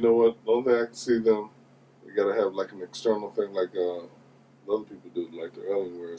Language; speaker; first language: English; native; English